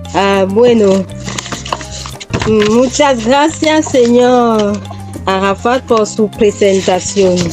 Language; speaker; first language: Spanish; non-native, fluent; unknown